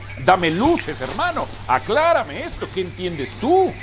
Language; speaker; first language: Spanish; native; Spanish